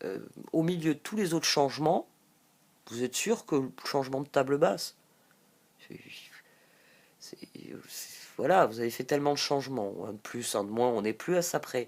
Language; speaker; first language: French; native; French